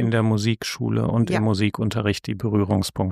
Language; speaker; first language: German; native; German